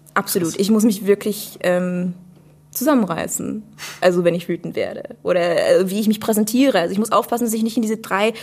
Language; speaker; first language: German; non-native, fluent; English